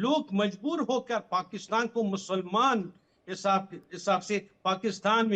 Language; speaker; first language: Hindi; non-native, fluent; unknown